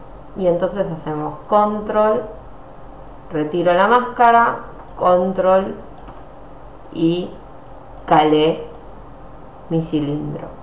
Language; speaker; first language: Spanish; native; Spanish